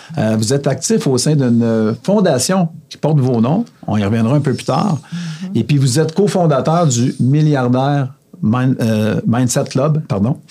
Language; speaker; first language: French; native; French